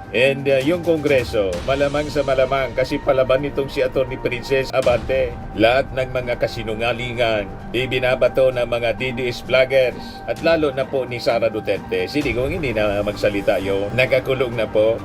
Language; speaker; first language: Filipino; non-native, local second language; Bikol